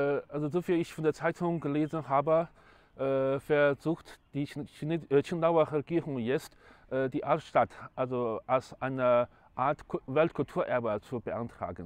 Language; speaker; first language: German; non-native, fluent; Chinese